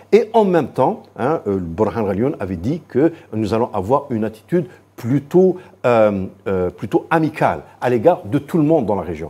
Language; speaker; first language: French; non-native, local second language; Arabic